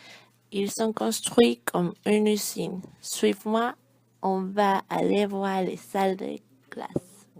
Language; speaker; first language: French; non-native, learner; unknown